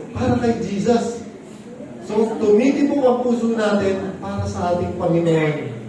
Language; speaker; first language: Filipino; non-native, local second language; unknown